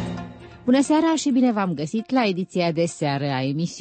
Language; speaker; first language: Romanian; native; Romanian